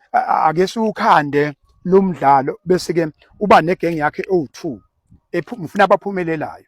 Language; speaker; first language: Zulu; native; Zulu